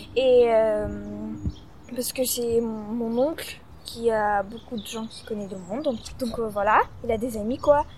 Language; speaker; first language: French; early bilingual, other home language; Russian